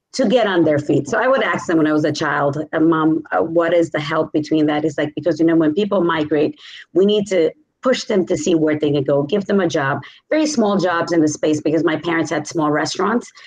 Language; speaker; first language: English; native; English